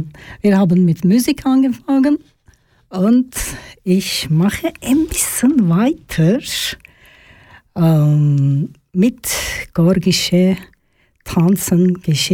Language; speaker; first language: German; non-native, learner; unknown